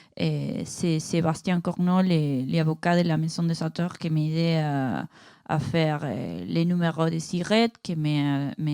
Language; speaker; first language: French; non-native, learner; Spanish